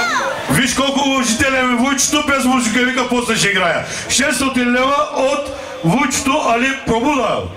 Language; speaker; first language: Bulgarian; non-native, local second language; Turkish